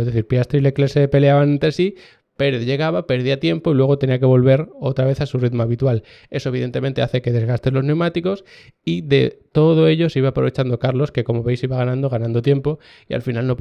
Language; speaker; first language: Spanish; native; Spanish